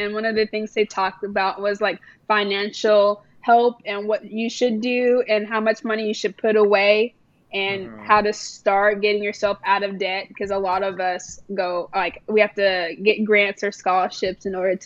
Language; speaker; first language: English; native; English